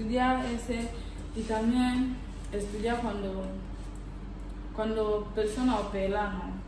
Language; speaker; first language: Spanish; non-native, learner; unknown